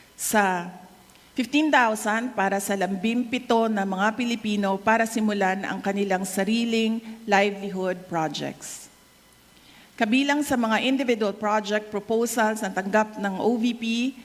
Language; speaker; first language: Filipino; non-native, local second language; Cebuano